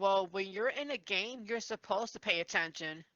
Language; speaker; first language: English; native; English